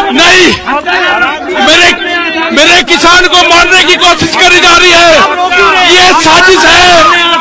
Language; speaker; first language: Hindi; native; Hindi